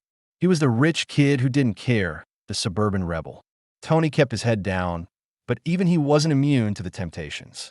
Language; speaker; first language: English; native; English